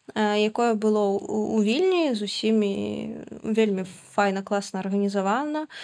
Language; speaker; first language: Belarusian; non-native, local second language; Russian